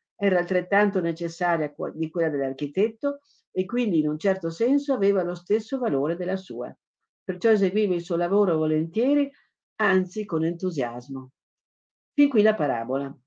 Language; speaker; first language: Italian; native; Italian